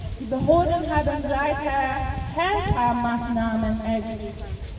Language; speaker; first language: German; non-native, local second language; Persian